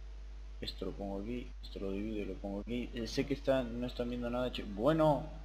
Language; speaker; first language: Spanish; native; Spanish